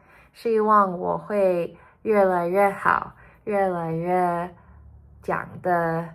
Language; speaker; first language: Chinese; early bilingual, heritage; Cantonese